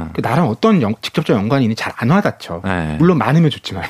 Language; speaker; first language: Korean; native; Korean